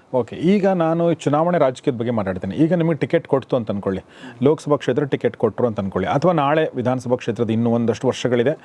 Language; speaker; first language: Kannada; native; Kannada